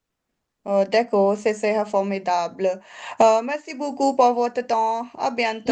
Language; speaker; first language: French; non-native, learner; Punjabi